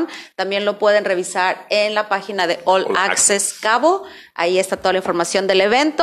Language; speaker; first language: Spanish; native; Spanish